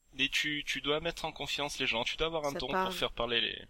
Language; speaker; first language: French; native; French